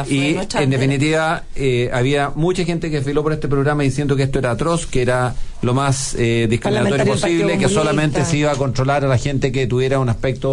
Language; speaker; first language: Spanish; native; Spanish